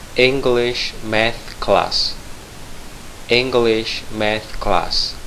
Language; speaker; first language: English; non-native, fluent; Chinese